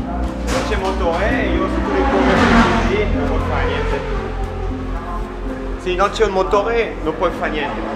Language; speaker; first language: Italian; non-native, learner; French